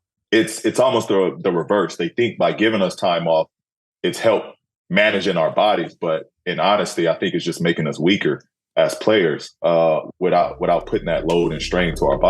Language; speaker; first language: English; native; English